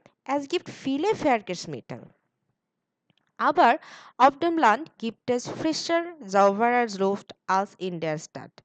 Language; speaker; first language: German; non-native, learner; Bangla